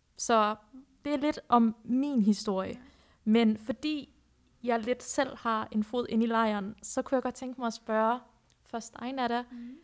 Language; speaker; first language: Danish; early bilingual, other home language; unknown